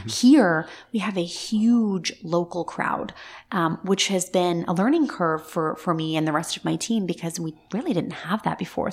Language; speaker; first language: English; native; English